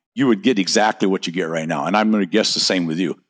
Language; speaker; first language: English; native; English